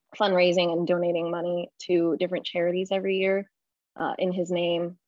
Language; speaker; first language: English; native; English